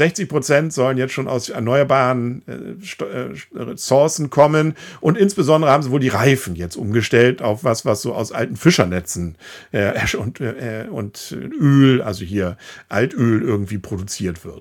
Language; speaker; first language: German; native; German